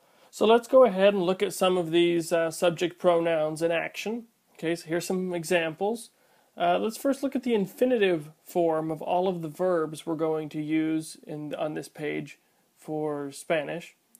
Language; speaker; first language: English; native; English